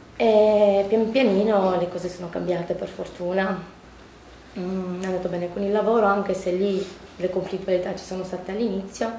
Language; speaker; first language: Italian; non-native, fluent; Romanian